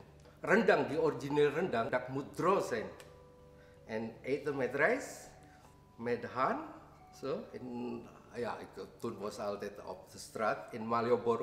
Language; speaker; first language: Dutch; non-native, learner; Indonesian